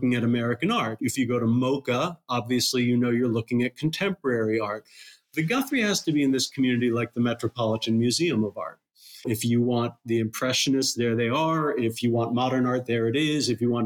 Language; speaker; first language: English; native; English